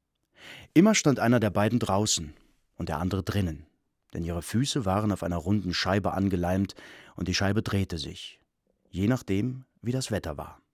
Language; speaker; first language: German; native; German